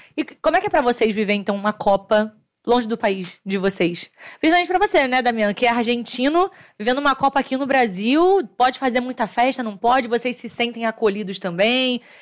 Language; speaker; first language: Portuguese; native; Portuguese